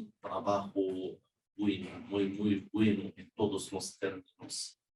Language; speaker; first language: Spanish; non-native, fluent; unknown